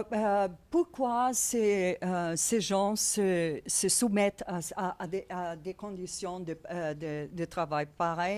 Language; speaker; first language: French; non-native, fluent; Portuguese